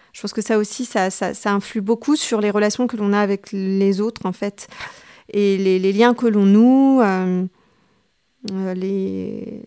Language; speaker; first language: French; native; French